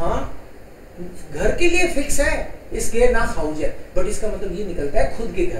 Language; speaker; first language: Hindi; non-native, local second language; Gujarati